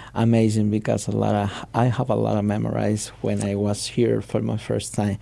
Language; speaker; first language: English; non-native, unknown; Spanish